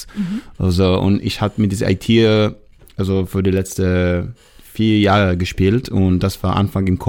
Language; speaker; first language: German; non-native, learner; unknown